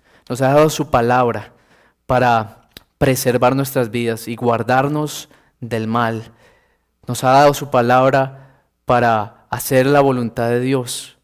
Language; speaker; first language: Spanish; native; Spanish